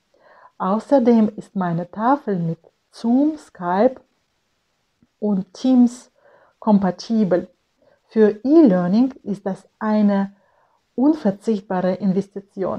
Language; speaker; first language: German; non-native, fluent; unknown